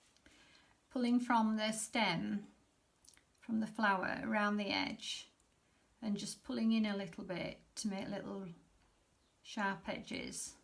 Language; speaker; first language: English; native; English